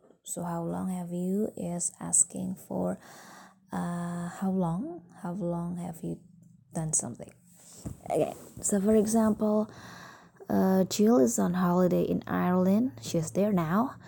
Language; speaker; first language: English; non-native, fluent; Indonesian